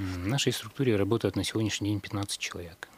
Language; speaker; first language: Russian; native; Russian